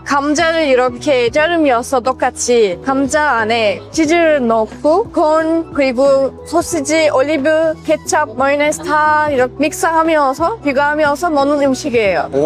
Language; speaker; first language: Korean; non-native, fluent; Turkish